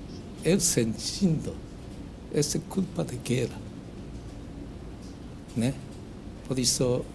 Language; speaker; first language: Portuguese; non-native, learner; Japanese